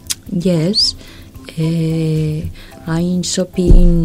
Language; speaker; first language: English; non-native, learner; Spanish